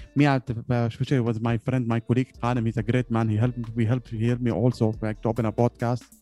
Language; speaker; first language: English; non-native, learner; Arabic